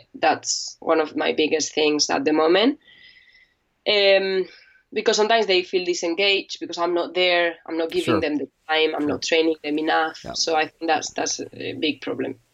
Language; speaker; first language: English; non-native, fluent; Spanish